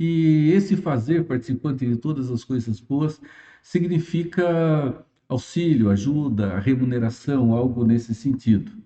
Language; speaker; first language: Portuguese; native; Portuguese